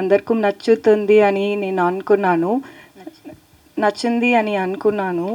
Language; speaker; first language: Telugu; non-native, learner; Tamil